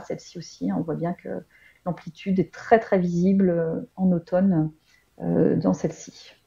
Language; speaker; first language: French; native; French